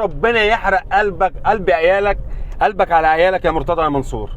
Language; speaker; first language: Arabic; native; Arabic